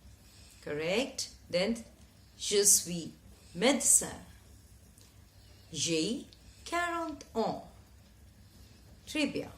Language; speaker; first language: French; non-native, fluent; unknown